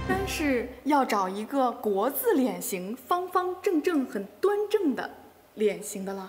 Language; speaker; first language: Chinese; native; Chinese